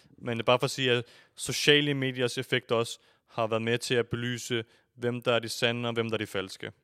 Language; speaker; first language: Danish; early bilingual, other home language; Urdu